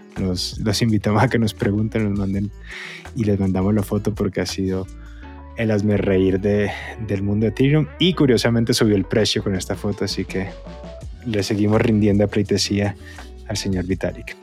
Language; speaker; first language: Spanish; native; Spanish